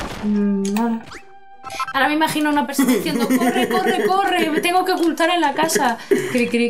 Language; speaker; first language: Spanish; native; Spanish